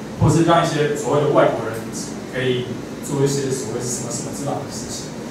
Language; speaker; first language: Chinese; native; Chinese